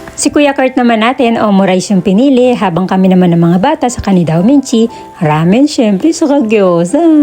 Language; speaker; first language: Filipino; native; Filipino